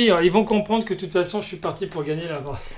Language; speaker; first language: French; native; French